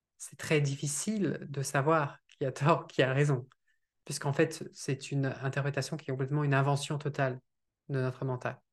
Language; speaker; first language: French; native; French